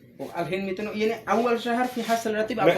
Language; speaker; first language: Arabic; non-native, learner; Bangla